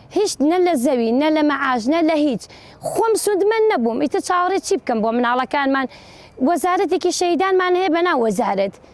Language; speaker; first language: Central Kurdish; native; Central Kurdish